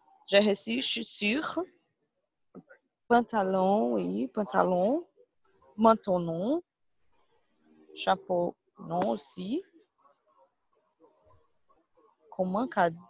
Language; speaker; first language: French; non-native, learner; Portuguese